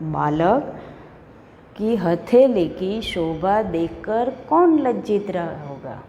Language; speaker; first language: Hindi; non-native, local second language; Gujarati